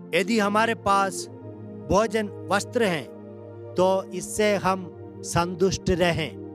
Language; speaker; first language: Hindi; non-native, local second language; Malayalam